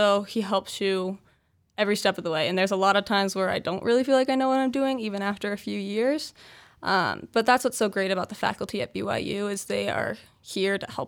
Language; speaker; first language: English; native; English